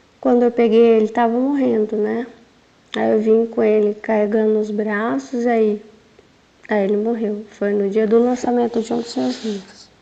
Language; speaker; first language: Portuguese; native; Portuguese